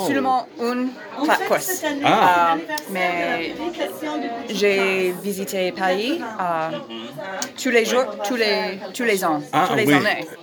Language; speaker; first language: French; non-native, learner; English